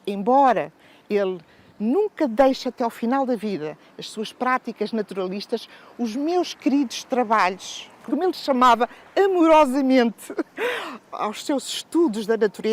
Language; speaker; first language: Portuguese; native; Portuguese